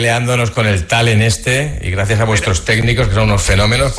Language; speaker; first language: Spanish; native; Spanish